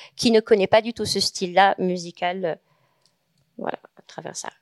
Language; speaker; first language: French; non-native, local second language; Arabic